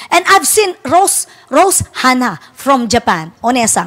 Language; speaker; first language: English; non-native, local second language; Filipino